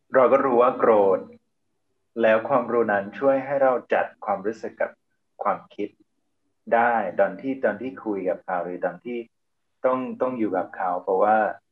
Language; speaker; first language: Thai; non-native, fluent; English